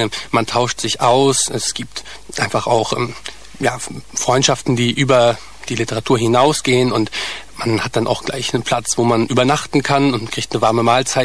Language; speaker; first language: German; native; German